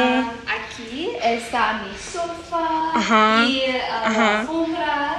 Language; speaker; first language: Spanish; non-native, learner; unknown